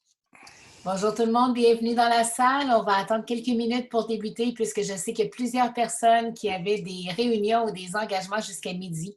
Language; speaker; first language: French; native; French